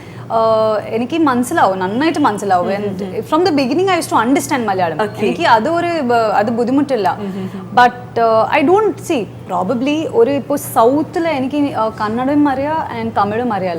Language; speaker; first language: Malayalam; non-native, learner; Kannada